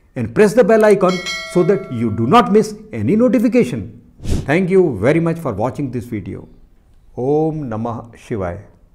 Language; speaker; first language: English; non-native, local second language; Hindi